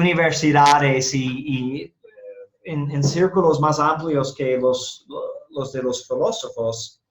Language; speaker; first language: Spanish; non-native, fluent; English